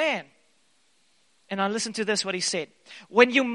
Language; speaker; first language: English; native; English